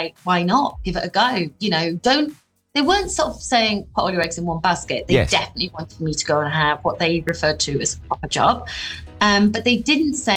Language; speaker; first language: English; native; English